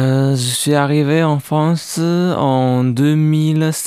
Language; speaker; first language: French; non-native, learner; Chinese